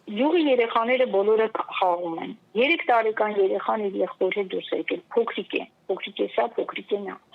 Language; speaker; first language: Armenian; native; Armenian